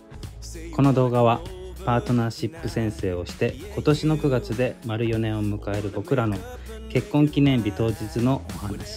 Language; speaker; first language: Japanese; native; Japanese